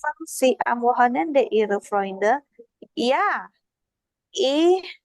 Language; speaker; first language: German; non-native, learner; Indonesian